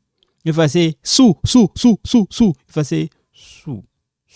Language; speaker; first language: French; non-native, local second language; Lingala